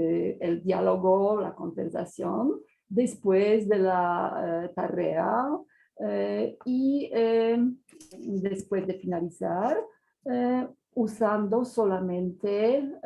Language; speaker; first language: Spanish; non-native, fluent; Polish